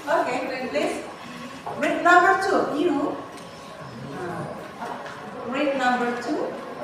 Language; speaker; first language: English; non-native, fluent; Indonesian